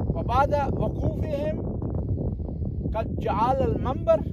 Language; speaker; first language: Arabic; non-native, learner; Persian